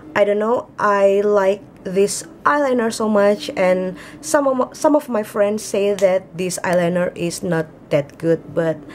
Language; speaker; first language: English; non-native, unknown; Indonesian